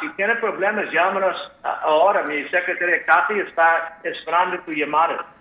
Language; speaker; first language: Spanish; non-native, fluent; English